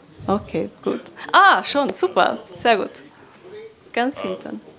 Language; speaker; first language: German; non-native, fluent; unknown